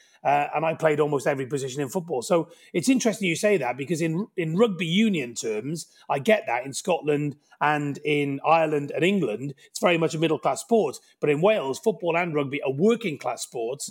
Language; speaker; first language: English; native; English